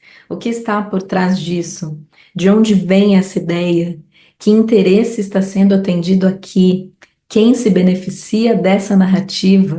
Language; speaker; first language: Portuguese; native; Portuguese